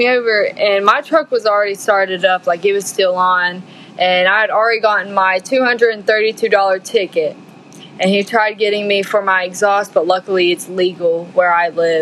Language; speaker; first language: English; native; English